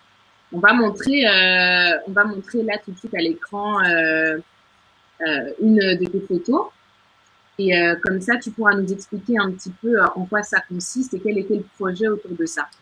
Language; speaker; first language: French; native; French